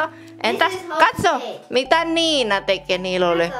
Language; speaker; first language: Finnish; non-native, learner; Indonesian